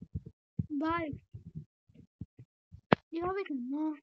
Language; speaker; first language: French; non-native, local second language; Morisyen